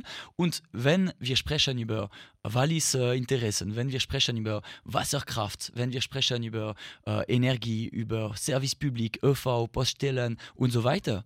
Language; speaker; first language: German; non-native, fluent; French